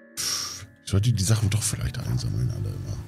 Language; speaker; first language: German; native; German